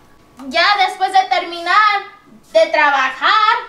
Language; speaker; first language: Spanish; early bilingual, heritage; Spanish